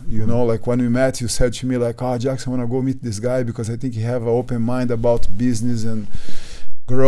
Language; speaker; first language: English; non-native, fluent; Portuguese